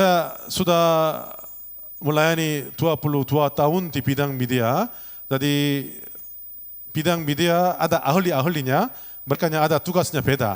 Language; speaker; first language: Indonesian; non-native, learner; Korean